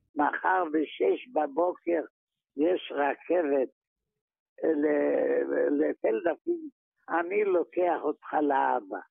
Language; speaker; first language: Hebrew; non-native, fluent; Yiddish